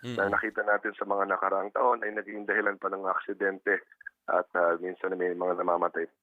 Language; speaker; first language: Filipino; native; Filipino